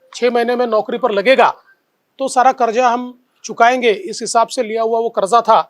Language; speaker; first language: Hindi; non-native, local second language; Marathi